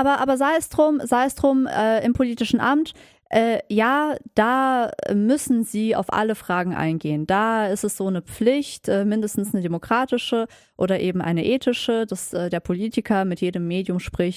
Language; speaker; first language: German; native; German